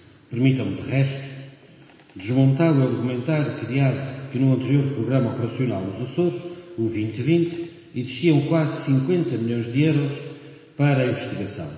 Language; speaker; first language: Portuguese; native; Portuguese